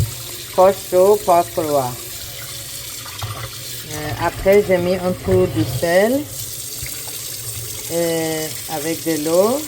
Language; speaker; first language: French; non-native, learner; Persian